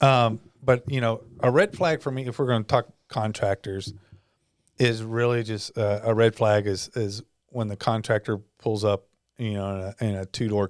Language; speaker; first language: English; native; English